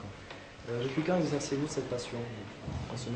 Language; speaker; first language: French; native; French